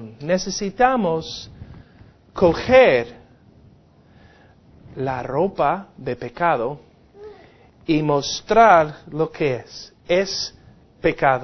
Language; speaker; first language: Spanish; non-native, fluent; English